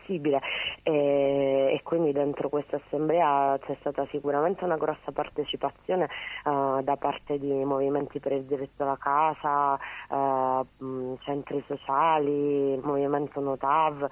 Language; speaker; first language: Italian; native; Italian